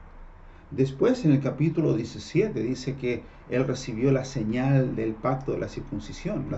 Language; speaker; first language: Spanish; native; Spanish